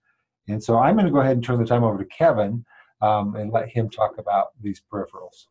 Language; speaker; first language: English; native; English